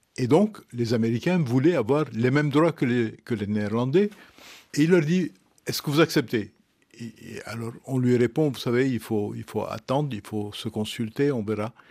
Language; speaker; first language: French; non-native, local second language; Arabic